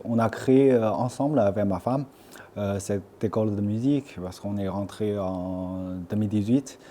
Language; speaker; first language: French; non-native, fluent; Chinese